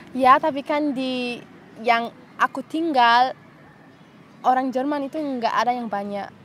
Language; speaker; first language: Indonesian; early bilingual, heritage; Indonesian